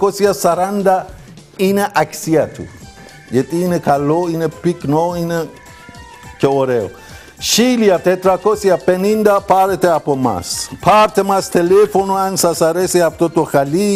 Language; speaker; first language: Greek; non-native, fluent; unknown